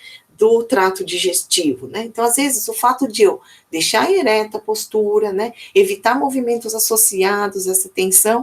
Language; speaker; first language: Portuguese; native; Portuguese